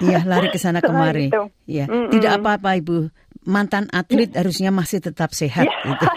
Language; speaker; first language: Indonesian; native; Indonesian